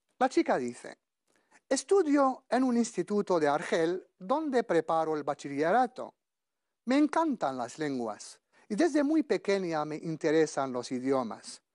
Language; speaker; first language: Spanish; non-native, fluent; Arabic